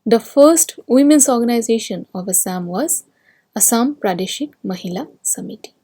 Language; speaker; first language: English; non-native, local second language; Assamese